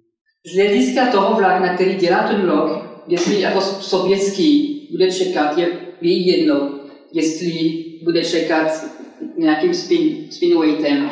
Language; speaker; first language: Czech; non-native, fluent; French